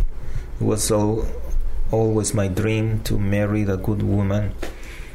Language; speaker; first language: English; non-native, fluent; Spanish